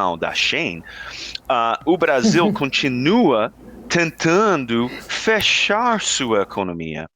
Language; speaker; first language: Portuguese; non-native, fluent; English